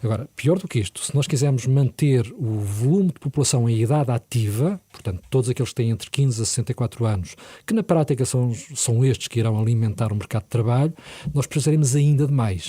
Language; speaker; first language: Portuguese; native; Portuguese